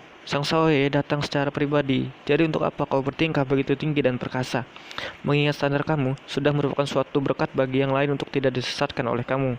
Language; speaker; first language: Indonesian; native; Indonesian